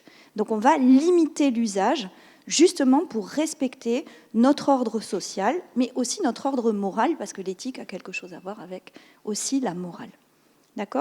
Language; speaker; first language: French; native; French